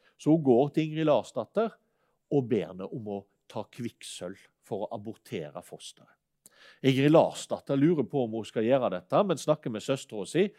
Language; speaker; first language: Norwegian; native; Norwegian